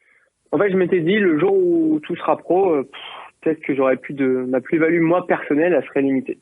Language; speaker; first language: French; native; French